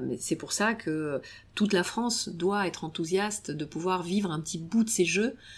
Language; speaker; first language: French; early bilingual, other home language; Romanian